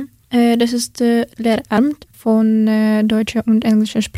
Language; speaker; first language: German; non-native, learner; Ukrainian